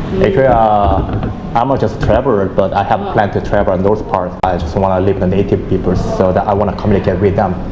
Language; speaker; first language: English; non-native, learner; Korean